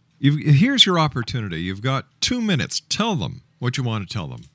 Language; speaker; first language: English; native; English